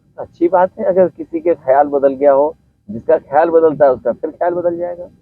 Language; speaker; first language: Hindi; native; Hindi